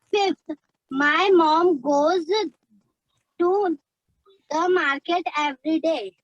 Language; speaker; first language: English; non-native, learner; Hindi